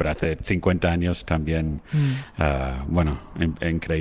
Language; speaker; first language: Spanish; non-native, fluent; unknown